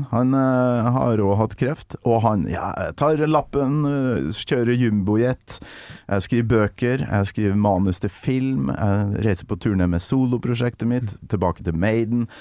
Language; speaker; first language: Norwegian; native; Norwegian